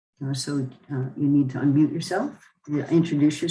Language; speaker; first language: English; native; English